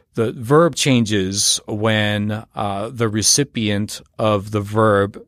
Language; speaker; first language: English; native; English